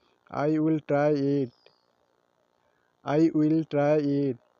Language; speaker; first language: English; non-native, learner; Odia